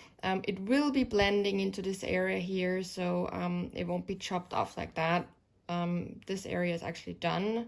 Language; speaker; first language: English; non-native, fluent; German